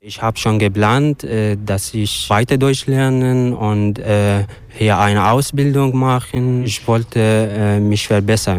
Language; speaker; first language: German; non-native, learner; Arabic